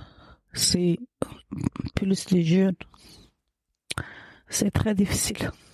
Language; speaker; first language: French; non-native, learner; Kurdish